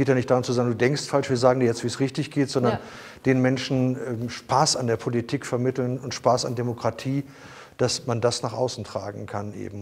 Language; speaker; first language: German; native; German